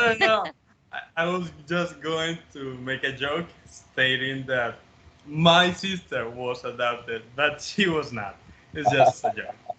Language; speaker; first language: English; non-native, fluent; Spanish